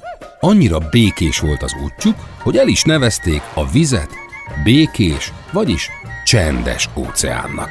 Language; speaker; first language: Hungarian; native; Hungarian